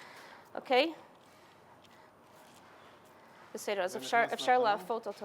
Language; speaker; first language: Hebrew; non-native, fluent; English